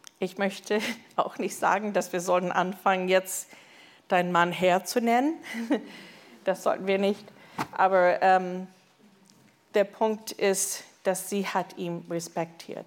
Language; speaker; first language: German; non-native, fluent; English